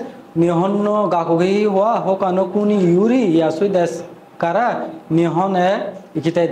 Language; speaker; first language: Japanese; non-native, learner; Bangla